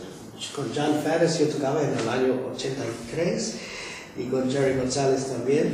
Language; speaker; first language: Spanish; non-native, fluent; English